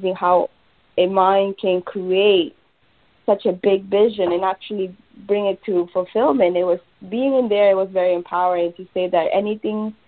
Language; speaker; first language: English; early bilingual, other home language; Spanish